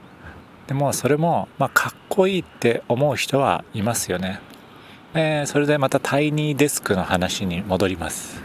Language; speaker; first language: Japanese; native; Japanese